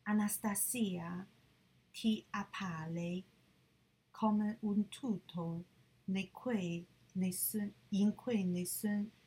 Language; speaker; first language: Italian; non-native, learner; Chinese